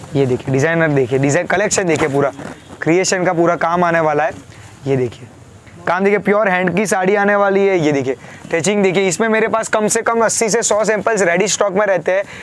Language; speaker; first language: Hindi; non-native, local second language; Gujarati